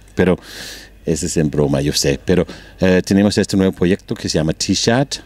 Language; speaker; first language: Spanish; non-native, learner; Danish